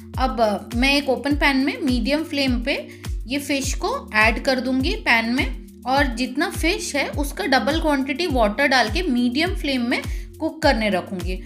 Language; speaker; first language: Hindi; non-native, local second language; Bangla